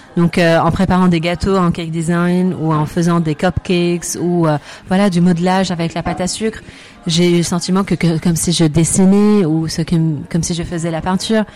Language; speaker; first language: French; non-native, fluent; Arabic